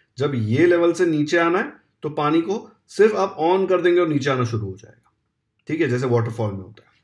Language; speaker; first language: Hindi; non-native, local second language; Marathi